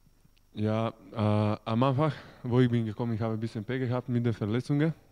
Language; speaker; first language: German; non-native, learner; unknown